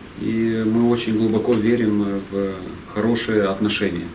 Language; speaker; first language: Russian; non-native, fluent; Italian